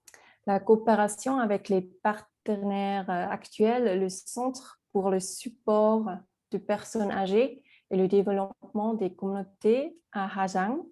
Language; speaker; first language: French; non-native, fluent; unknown